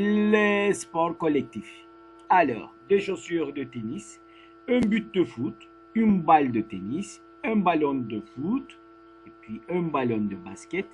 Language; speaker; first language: French; non-native, fluent; Turkish